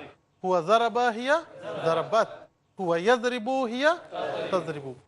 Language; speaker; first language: Arabic; non-native, learner; Urdu